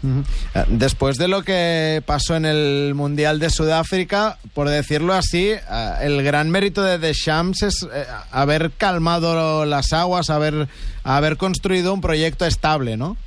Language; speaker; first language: Spanish; native; Spanish